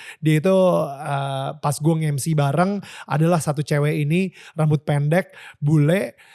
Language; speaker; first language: Indonesian; native; Indonesian